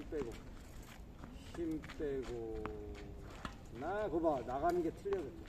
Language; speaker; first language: Korean; native; Korean